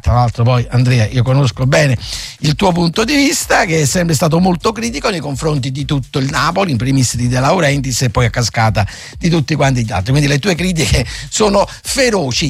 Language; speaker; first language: Italian; native; Italian